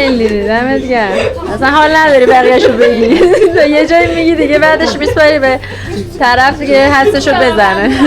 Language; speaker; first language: Persian; native; Persian